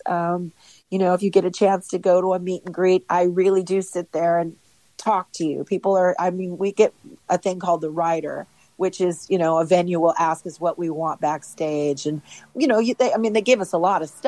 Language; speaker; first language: English; native; English